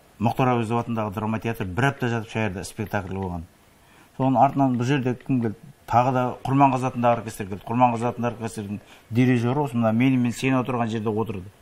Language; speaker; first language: Kazakh; native; Kazakh